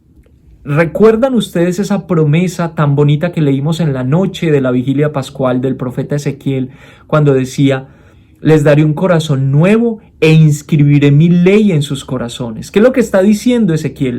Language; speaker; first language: Spanish; native; Spanish